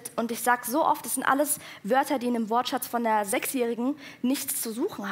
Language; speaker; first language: German; early bilingual, other home language; Persian